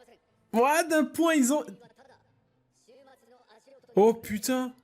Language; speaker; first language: French; native; French